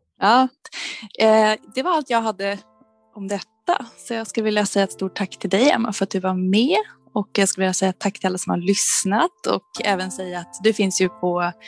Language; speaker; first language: Swedish; native; Swedish